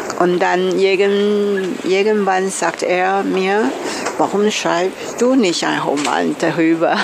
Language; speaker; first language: German; non-native, learner; Chinese